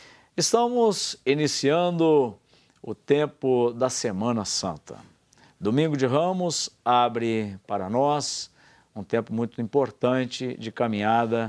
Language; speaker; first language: Portuguese; native; Portuguese